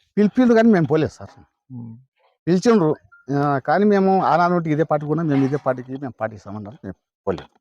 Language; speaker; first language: Telugu; non-native, local second language; Lambadi